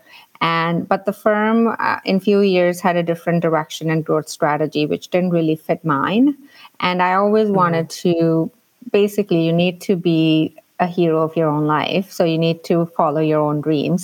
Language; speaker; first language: English; non-native, local second language; Punjabi